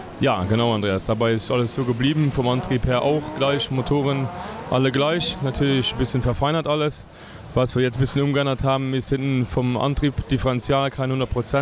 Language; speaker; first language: German; native; German